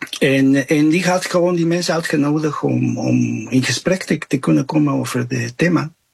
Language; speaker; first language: Dutch; non-native, fluent; Spanish